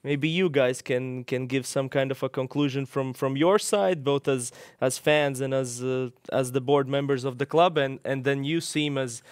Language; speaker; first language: English; non-native, fluent; Latvian